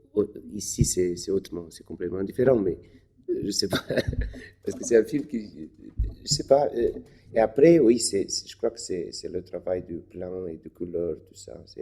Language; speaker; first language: French; non-native, fluent; Romanian